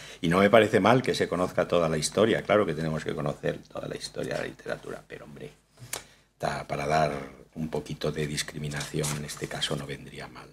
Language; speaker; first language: Spanish; native; Spanish